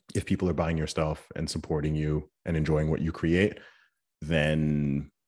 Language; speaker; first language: English; native; English